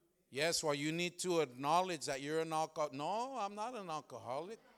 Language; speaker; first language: English; early bilingual, other home language; Spanish